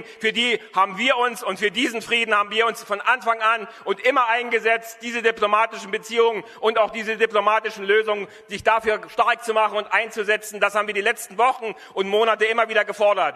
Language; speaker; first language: German; native; German